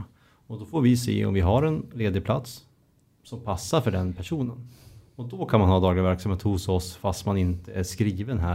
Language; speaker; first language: Swedish; native; Swedish